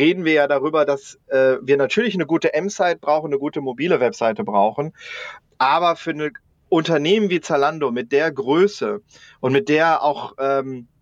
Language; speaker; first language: German; native; German